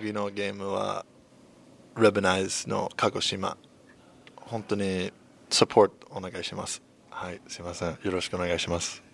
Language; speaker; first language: Japanese; non-native, learner; English